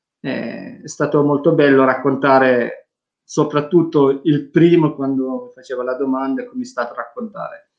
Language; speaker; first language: Italian; non-native, fluent; Persian